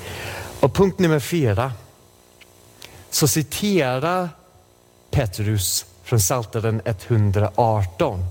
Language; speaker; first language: Swedish; non-native, fluent; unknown